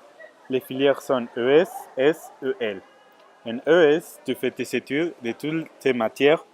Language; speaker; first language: French; non-native, learner; Spanish